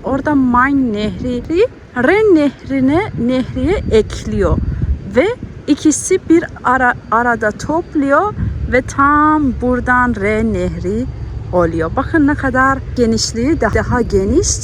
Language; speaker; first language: Turkish; non-native, fluent; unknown